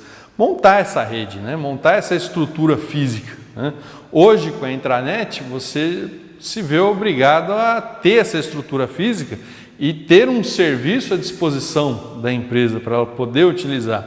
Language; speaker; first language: Portuguese; native; Portuguese